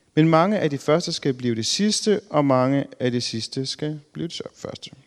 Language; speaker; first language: Danish; native; Danish